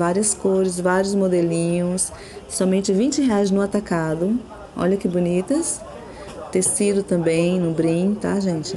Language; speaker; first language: Portuguese; native; Portuguese